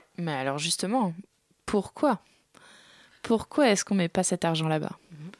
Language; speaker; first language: French; native; French